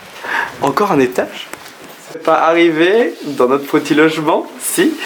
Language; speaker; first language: French; native; French